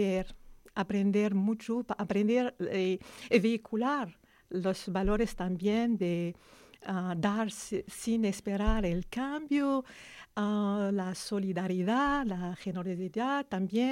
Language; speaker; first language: Spanish; non-native, learner; Arabic